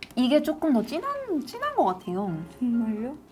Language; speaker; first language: Korean; native; Korean